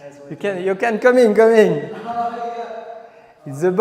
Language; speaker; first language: English; non-native, learner; French